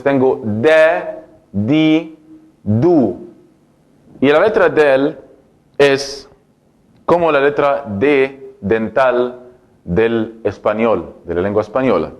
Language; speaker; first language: Spanish; non-native, fluent; Arabic